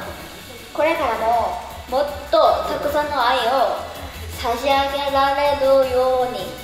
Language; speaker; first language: Japanese; non-native, learner; Korean